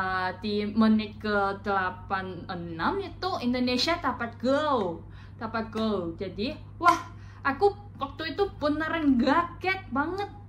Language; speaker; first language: Indonesian; non-native, fluent; Chinese